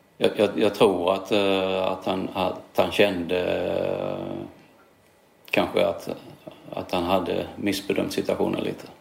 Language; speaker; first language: Swedish; native; Swedish